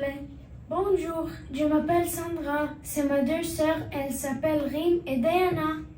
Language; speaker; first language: French; non-native, learner; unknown